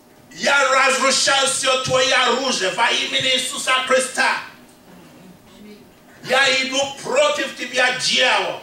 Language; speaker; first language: Russian; non-native, fluent; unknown